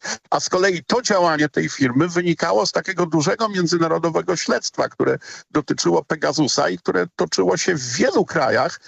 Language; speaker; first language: Polish; native; Polish